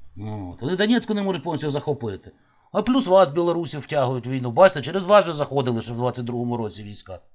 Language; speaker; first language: Ukrainian; native; Ukrainian